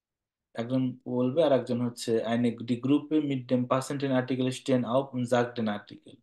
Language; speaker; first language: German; non-native, fluent; Bangla